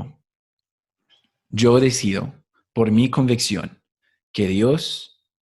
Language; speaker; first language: Spanish; non-native, fluent; English